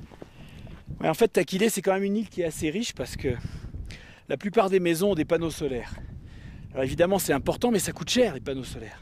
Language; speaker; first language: French; native; French